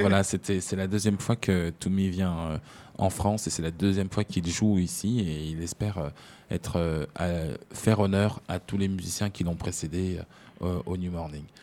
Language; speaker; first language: French; native; French